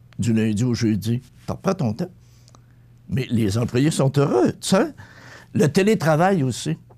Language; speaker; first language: French; native; French